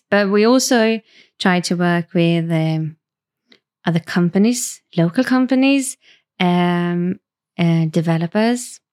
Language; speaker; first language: English; non-native, fluent; Swedish